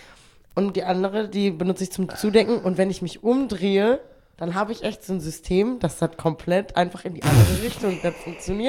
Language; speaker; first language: German; native; German